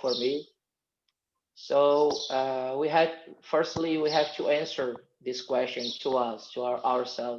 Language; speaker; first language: English; non-native, fluent; Portuguese